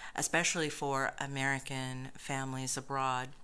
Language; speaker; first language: English; native; English